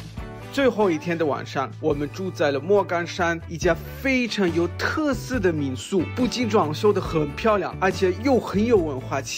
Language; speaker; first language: Chinese; non-native, fluent; German